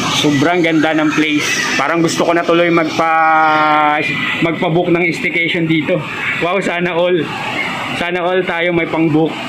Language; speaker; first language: Filipino; native; Filipino